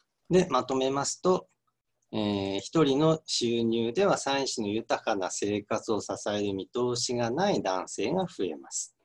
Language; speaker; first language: Japanese; native; Japanese